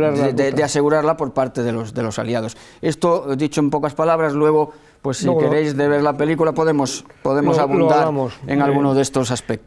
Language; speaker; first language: Spanish; native; Spanish